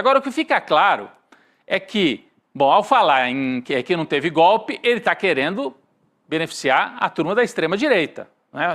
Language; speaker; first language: Portuguese; native; Portuguese